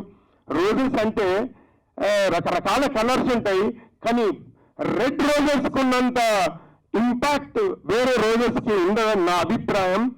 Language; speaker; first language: Telugu; native; Telugu